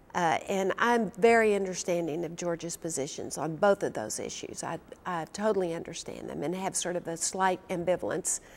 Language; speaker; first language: English; native; English